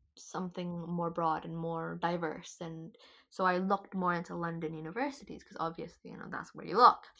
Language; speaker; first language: English; non-native, fluent; Indonesian